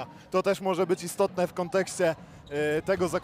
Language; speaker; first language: Polish; native; Polish